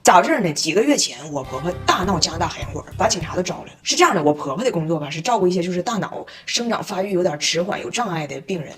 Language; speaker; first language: Chinese; native; Chinese